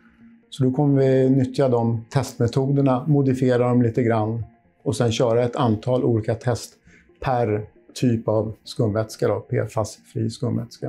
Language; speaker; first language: Swedish; native; Swedish